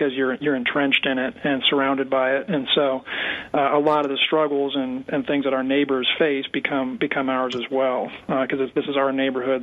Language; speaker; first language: English; native; English